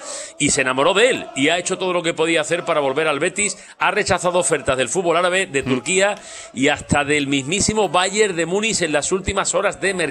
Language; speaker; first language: Spanish; native; Spanish